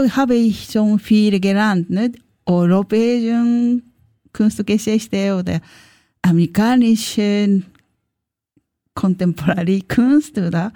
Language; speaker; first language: German; non-native, learner; Japanese